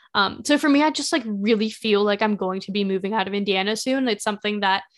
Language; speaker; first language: English; native; English